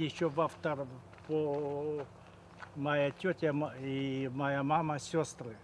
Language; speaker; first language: Russian; native; Russian